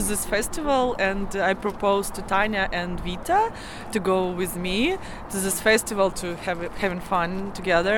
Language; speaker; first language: English; non-native, learner; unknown